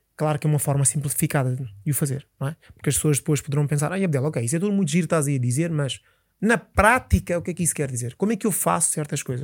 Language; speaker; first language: Portuguese; early bilingual, other home language; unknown